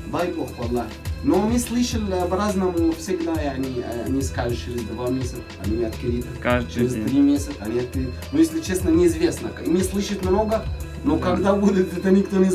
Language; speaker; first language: Russian; non-native, learner; Arabic